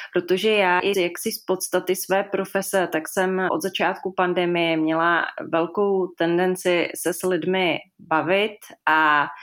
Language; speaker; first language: Czech; native; Czech